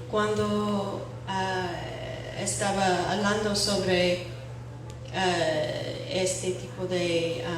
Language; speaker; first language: Spanish; non-native, fluent; English